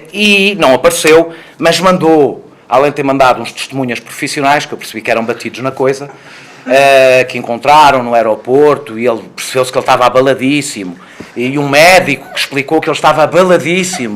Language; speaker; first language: Portuguese; native; Portuguese